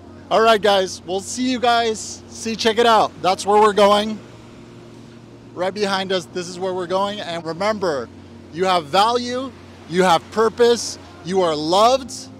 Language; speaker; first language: English; native; English